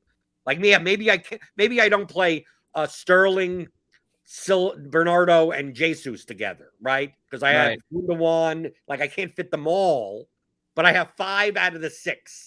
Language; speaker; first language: English; native; English